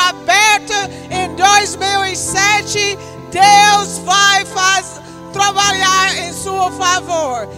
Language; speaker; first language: Portuguese; non-native, learner; English